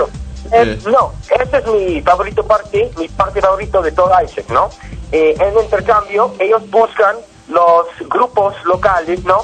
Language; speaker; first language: Spanish; non-native, learner; English